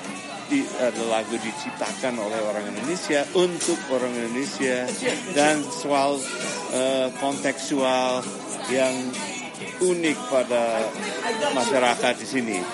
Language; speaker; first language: Indonesian; non-native, fluent; English